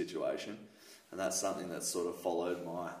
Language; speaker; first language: English; native; English